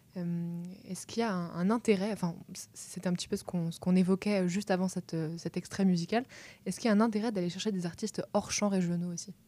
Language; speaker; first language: French; native; French